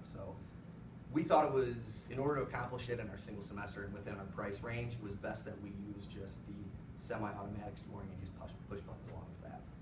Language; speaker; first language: English; native; English